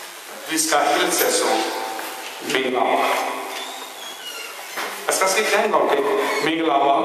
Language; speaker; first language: Swedish; non-native, learner; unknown